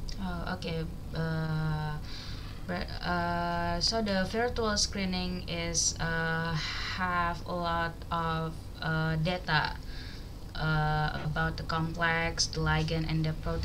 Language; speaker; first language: English; non-native, learner; Indonesian